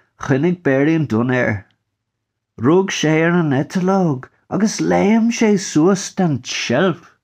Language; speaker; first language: Irish; non-native, local second language; English